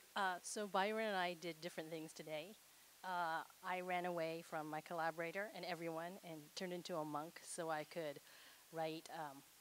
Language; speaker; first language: English; native; English